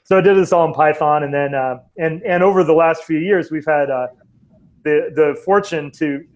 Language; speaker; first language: English; native; English